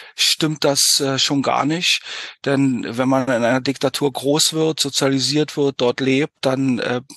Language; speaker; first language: German; native; German